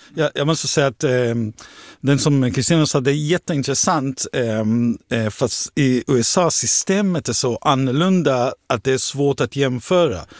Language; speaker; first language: Swedish; non-native, fluent; Hebrew